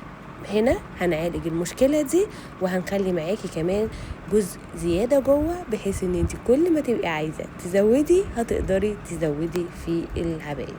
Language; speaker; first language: Arabic; native; Arabic